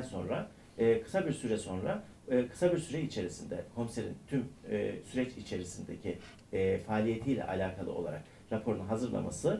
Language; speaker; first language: Turkish; native; Turkish